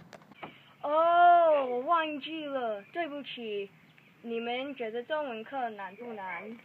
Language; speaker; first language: Chinese; non-native, learner; English